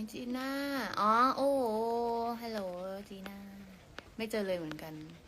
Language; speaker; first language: Thai; native; Thai